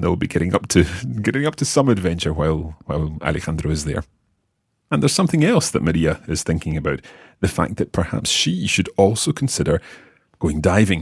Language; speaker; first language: English; native; English